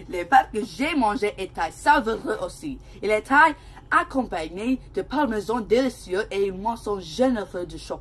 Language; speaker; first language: French; non-native, learner; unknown